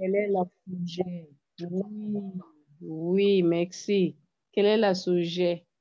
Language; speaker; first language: French; non-native, learner; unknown